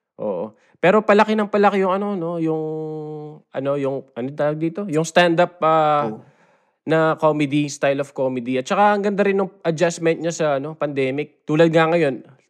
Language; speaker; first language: Filipino; native; Filipino